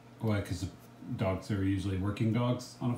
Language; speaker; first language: English; native; English